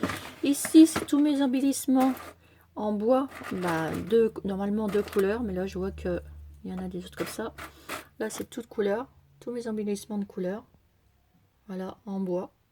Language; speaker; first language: French; native; French